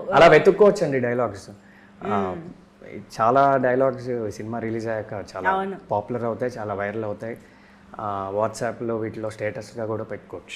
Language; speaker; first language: Telugu; native; Telugu